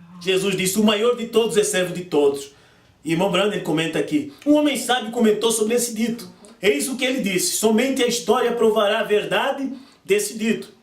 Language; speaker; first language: Portuguese; native; Portuguese